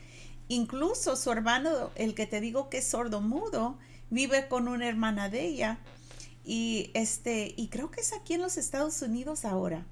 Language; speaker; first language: Spanish; native; Spanish